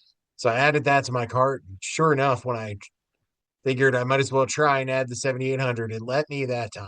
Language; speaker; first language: English; native; English